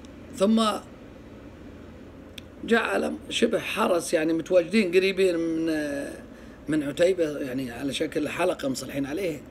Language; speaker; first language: Arabic; native; Arabic